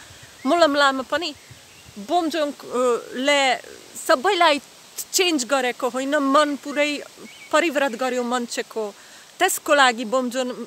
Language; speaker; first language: Nepali; non-native, learner; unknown